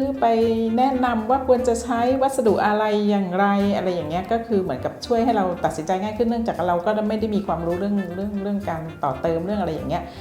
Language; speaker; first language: Thai; native; Thai